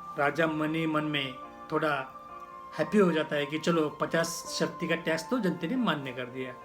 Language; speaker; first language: Hindi; non-native, local second language; Marathi